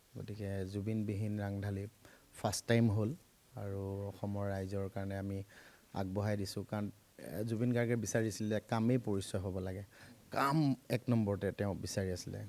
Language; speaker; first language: Assamese; native; Assamese